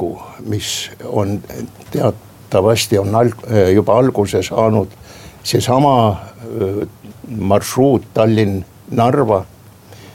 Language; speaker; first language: Estonian; native; Estonian